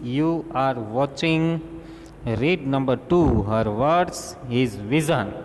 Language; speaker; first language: English; non-native, local second language; Gujarati